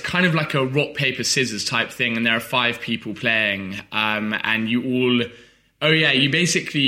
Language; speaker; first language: English; native; English